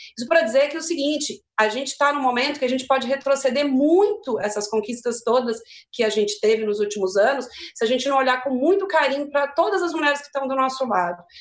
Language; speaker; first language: Portuguese; native; Portuguese